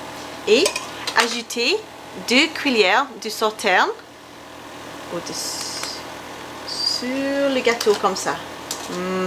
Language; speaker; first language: French; non-native, learner; English